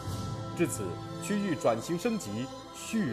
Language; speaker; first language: Chinese; native; Chinese